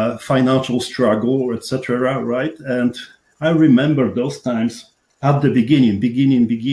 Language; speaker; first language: English; non-native, fluent; Polish